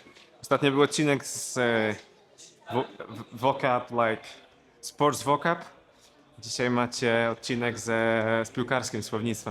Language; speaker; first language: Polish; native; Polish